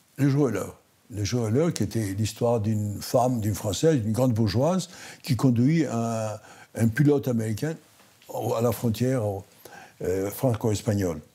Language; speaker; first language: French; non-native, fluent; Greek